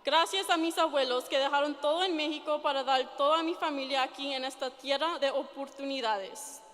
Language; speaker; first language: Spanish; early bilingual, other home language; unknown